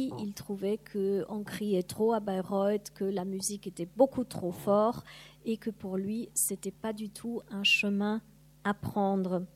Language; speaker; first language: French; non-native, fluent; German